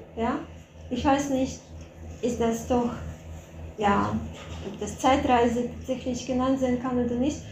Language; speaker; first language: German; non-native, fluent; Russian